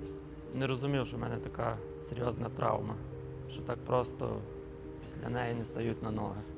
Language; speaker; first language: Ukrainian; native; Ukrainian